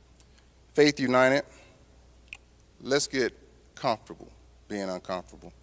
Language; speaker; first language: English; native; English